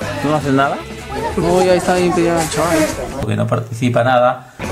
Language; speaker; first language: Spanish; native; Spanish